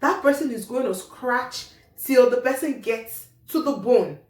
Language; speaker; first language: English; non-native, local second language; Yoruba